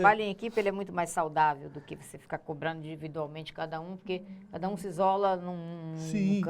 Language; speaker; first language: Portuguese; native; Portuguese